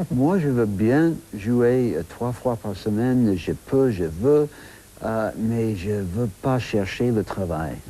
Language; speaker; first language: French; non-native, fluent; English